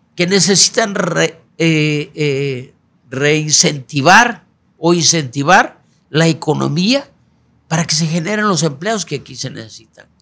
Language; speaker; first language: Spanish; native; Spanish